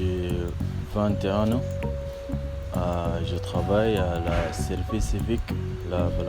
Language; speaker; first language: French; non-native, learner; Arabic